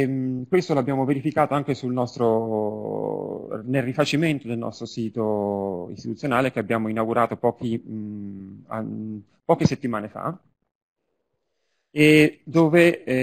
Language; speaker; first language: Italian; native; Italian